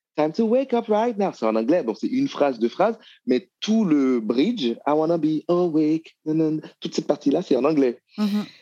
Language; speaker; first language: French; non-native, local second language; Haitian Creole